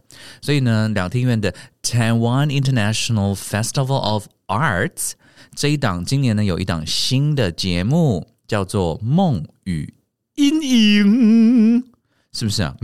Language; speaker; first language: Chinese; native; Chinese